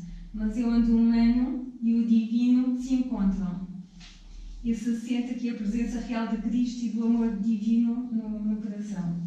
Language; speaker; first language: Portuguese; native; Portuguese